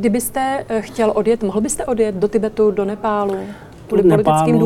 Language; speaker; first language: Czech; native; Czech